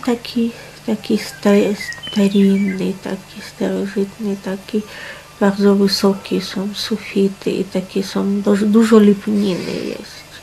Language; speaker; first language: Polish; non-native, fluent; Russian